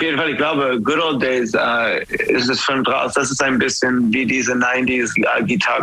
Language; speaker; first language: German; non-native, learner; English